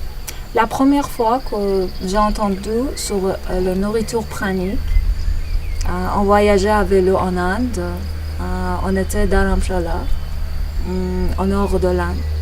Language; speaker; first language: French; non-native, learner; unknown